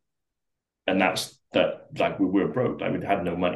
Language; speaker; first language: English; native; English